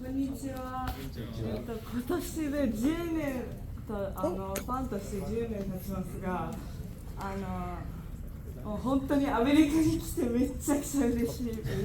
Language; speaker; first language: Japanese; non-native, fluent; English